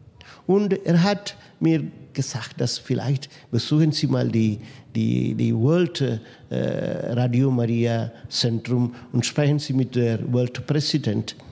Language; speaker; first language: German; non-native, fluent; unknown